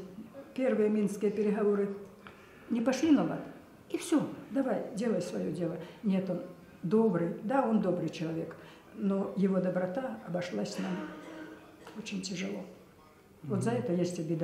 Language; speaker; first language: Russian; native; Russian